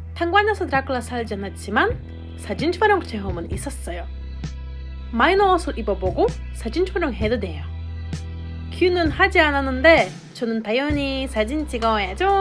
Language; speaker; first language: Korean; non-native, fluent; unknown